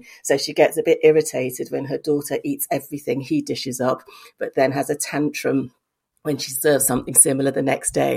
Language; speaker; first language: English; native; English